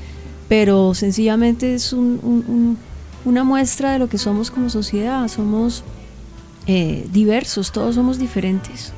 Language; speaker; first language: Spanish; native; Spanish